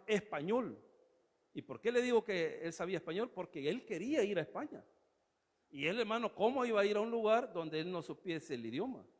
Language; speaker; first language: Spanish; native; Spanish